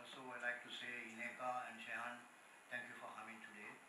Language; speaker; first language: English; non-native, local second language; Sinhala